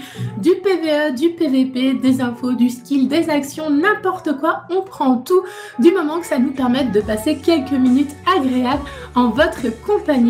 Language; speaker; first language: French; native; French